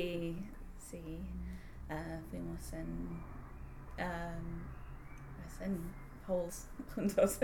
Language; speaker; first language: Spanish; non-native, learner; English